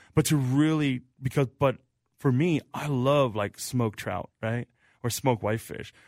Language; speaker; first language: English; native; English